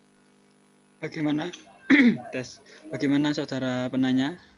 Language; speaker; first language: Indonesian; native; Indonesian